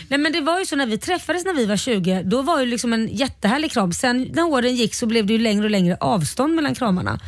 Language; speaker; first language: Swedish; native; Swedish